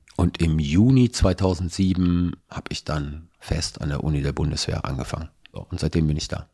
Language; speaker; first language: German; early bilingual, other home language; Italian